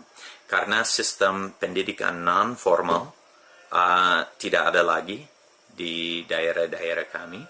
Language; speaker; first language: Indonesian; non-native, fluent; English